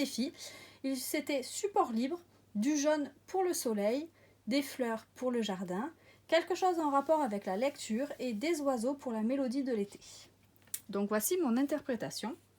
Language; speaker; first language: French; native; French